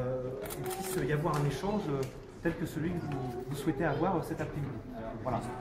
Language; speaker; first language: French; native; French